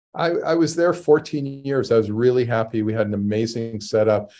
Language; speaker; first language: English; native; English